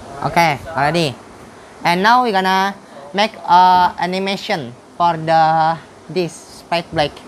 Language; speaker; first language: English; non-native, learner; Indonesian